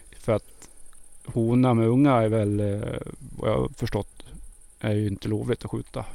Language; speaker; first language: Swedish; native; Swedish